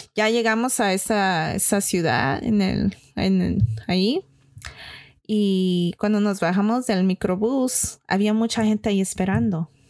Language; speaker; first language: Spanish; early bilingual, heritage; Spanish